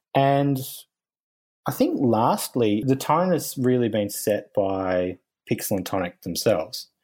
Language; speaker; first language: English; native; English